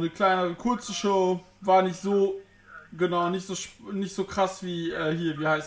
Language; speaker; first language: German; native; German